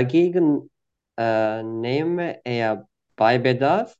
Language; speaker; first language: German; non-native, fluent; Turkish